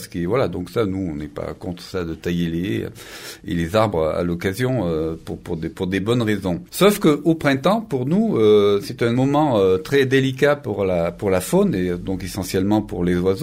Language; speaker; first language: French; native; French